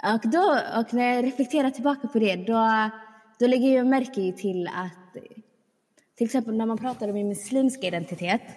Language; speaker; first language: Swedish; early bilingual, other home language; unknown